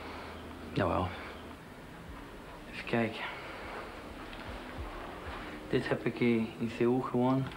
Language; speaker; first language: Dutch; non-native, learner; Portuguese